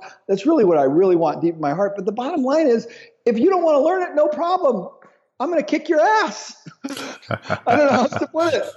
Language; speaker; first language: English; native; English